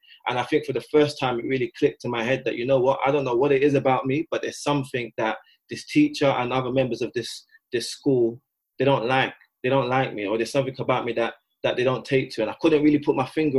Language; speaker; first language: English; native; English